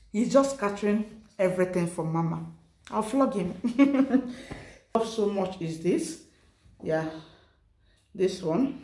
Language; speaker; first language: English; non-native, local second language; Igbo